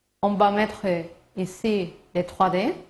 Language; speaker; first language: French; non-native, learner; Spanish